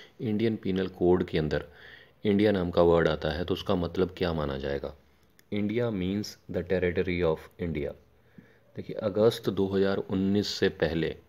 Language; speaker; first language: Hindi; non-native, local second language; Punjabi